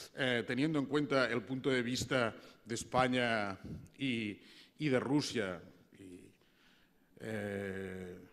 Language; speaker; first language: Spanish; native; Spanish